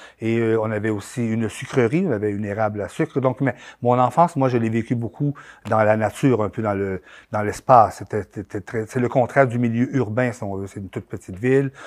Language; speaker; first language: French; native; French